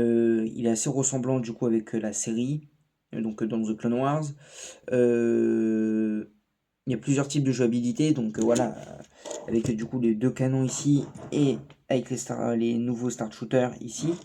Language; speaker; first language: French; native; French